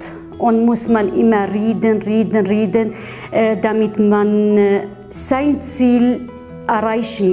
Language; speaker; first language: German; non-native, learner; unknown